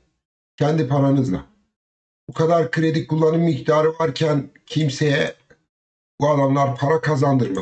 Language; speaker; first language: Turkish; native; Turkish